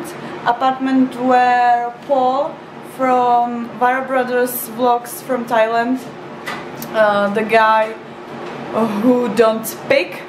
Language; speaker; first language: English; non-native, learner; Czech